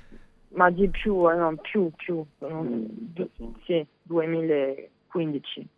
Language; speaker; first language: Italian; non-native, learner; French